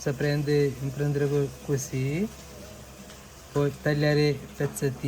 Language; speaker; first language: Italian; non-native, learner; Malayalam